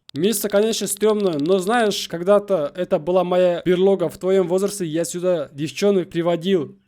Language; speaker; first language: Russian; non-native, local second language; Kazakh